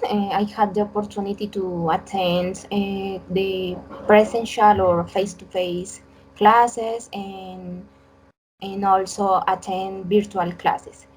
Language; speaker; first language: English; non-native, learner; Spanish